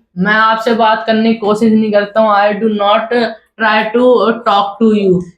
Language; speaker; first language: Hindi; native; Hindi